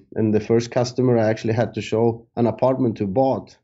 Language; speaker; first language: English; early bilingual, other home language; Spanish